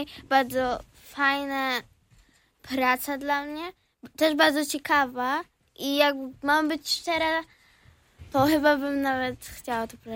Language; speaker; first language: Polish; early bilingual, heritage; Polish